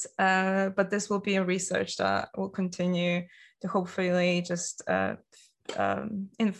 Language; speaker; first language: English; non-native, fluent; Polish